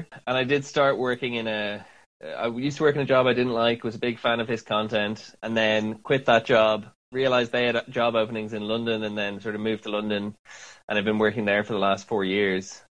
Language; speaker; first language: English; native; English